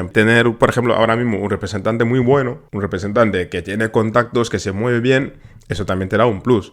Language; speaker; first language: Spanish; non-native, fluent; Wolof